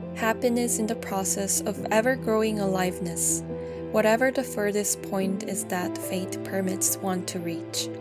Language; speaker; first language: English; non-native, fluent; Korean